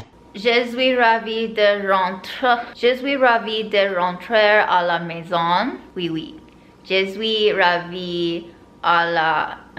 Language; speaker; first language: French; non-native, learner; English